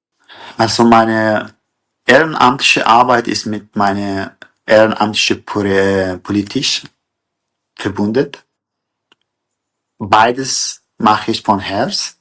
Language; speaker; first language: German; non-native, fluent; Kurdish